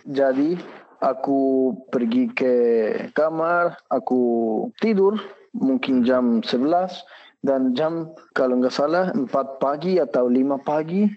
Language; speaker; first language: Indonesian; non-native, learner; Spanish